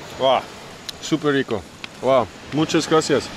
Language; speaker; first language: Spanish; non-native, learner; English